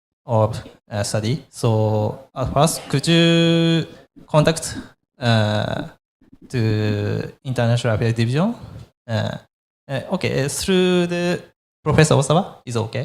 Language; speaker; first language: English; non-native, learner; Japanese